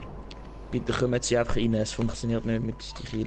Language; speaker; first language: German; native; German